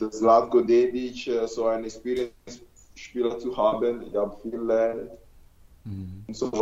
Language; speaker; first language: German; non-native, learner; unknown